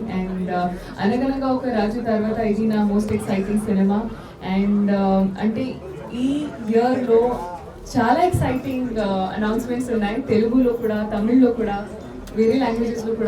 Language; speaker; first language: Telugu; non-native, fluent; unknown